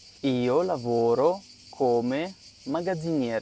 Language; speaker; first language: Italian; non-native, fluent; Ukrainian